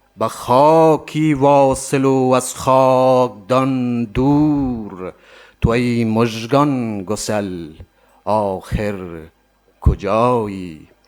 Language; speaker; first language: Persian; native; Persian